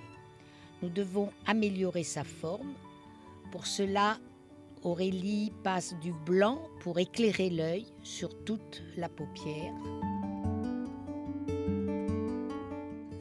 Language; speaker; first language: French; native; French